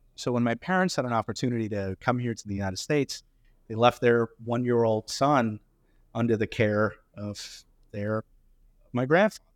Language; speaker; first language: English; early bilingual, other home language; Hindi